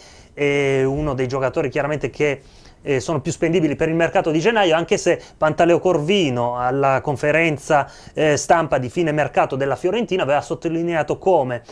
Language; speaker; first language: Italian; native; Italian